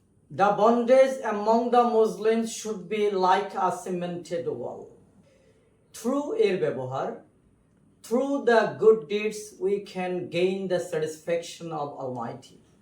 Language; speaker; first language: English; non-native, local second language; Bangla